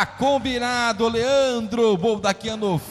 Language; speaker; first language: Portuguese; native; Portuguese